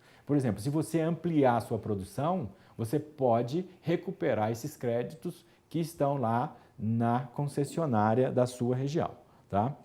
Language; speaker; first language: Portuguese; native; Portuguese